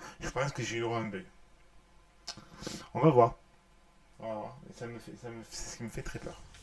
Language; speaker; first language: French; native; French